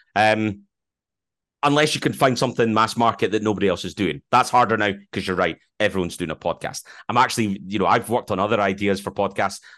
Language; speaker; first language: English; native; English